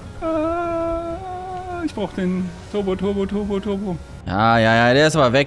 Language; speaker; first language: German; native; German